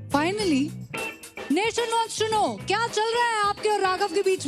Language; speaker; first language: Hindi; native; Hindi